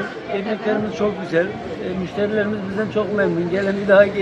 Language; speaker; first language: Turkish; native; Turkish